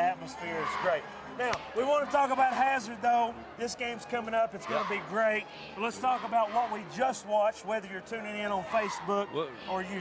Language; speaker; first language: English; native; English